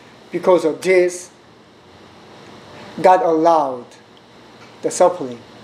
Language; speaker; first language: English; non-native, learner; Korean